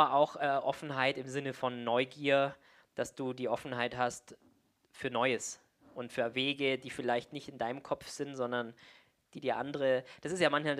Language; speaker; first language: German; native; German